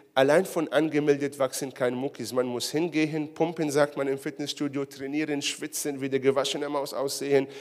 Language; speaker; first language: German; non-native, fluent; Hebrew